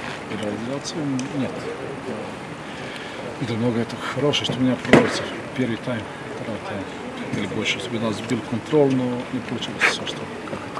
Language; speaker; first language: Russian; non-native, learner; Croatian